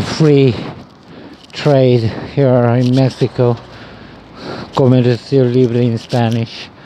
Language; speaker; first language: English; non-native, learner; Korean